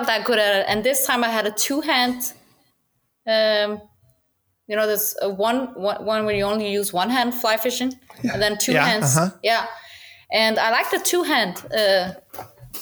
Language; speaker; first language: English; non-native, fluent; Danish